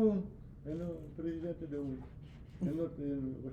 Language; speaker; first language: Spanish; non-native, learner; Russian